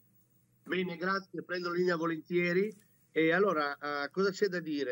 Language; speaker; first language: Italian; native; Italian